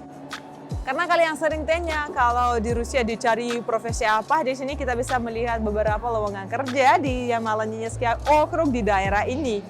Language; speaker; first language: Indonesian; non-native, fluent; Russian